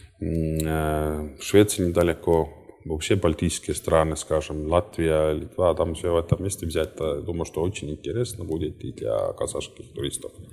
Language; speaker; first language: Russian; non-native, fluent; Estonian